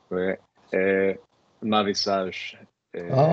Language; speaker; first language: French; non-native, learner; English